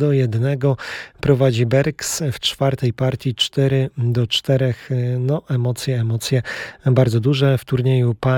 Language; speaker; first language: Polish; native; Polish